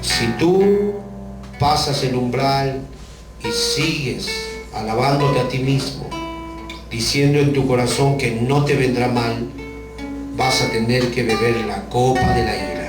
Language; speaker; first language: Spanish; native; Spanish